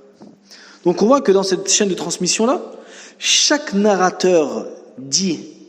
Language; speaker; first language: French; native; French